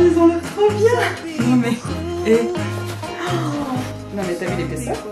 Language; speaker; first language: French; native; French